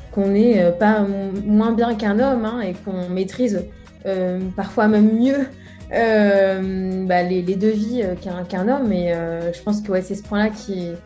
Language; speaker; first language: French; native; French